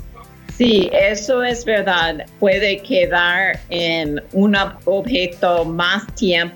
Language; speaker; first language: Spanish; non-native, fluent; English